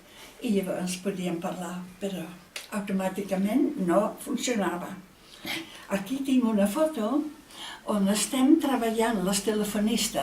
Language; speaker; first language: Catalan; non-native, fluent; Dutch